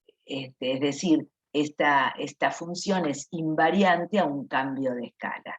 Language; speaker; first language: Spanish; native; Spanish